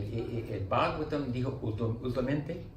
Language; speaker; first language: Spanish; non-native, learner; English